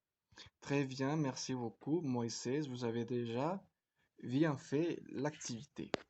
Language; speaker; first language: French; non-native, fluent; Spanish